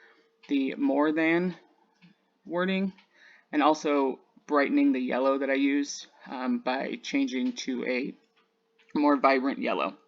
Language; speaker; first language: English; native; English